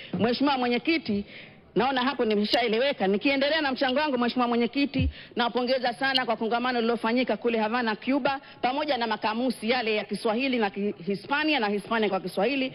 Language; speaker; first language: Swahili; native; Swahili